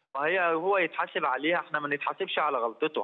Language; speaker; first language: Arabic; native; Arabic